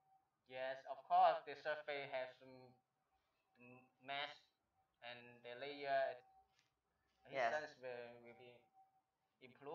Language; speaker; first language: English; non-native, learner; Chinese